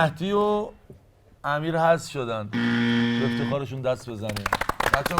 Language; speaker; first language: Persian; native; Persian